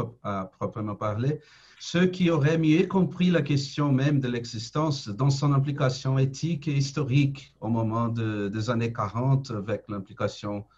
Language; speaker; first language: French; non-native, fluent; Portuguese